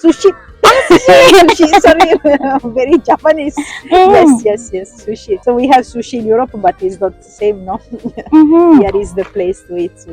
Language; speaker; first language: English; non-native, fluent; Italian